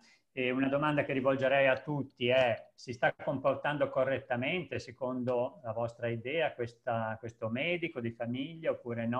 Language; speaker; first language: Italian; native; Italian